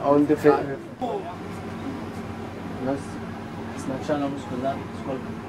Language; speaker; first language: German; non-native, learner; Arabic